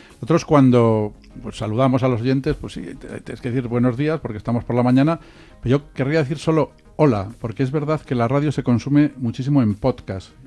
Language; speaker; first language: Spanish; native; Spanish